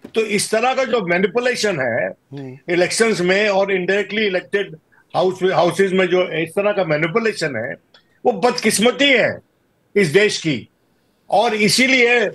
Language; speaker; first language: Hindi; native; Hindi